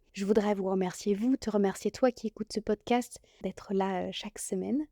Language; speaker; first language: French; native; French